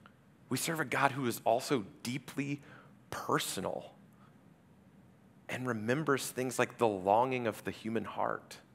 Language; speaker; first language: English; native; English